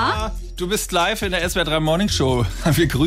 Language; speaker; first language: German; native; German